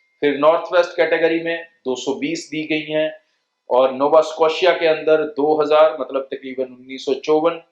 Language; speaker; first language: Hindi; non-native, local second language; Punjabi